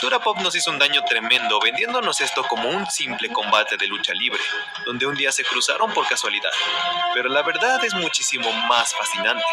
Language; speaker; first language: Spanish; native; Spanish